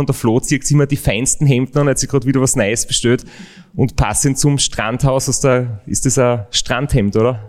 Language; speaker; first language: German; native; German